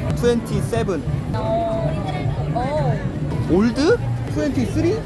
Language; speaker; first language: English; non-native, learner; Korean